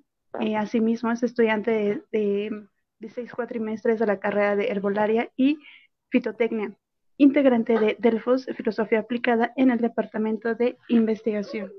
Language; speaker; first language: Spanish; native; Spanish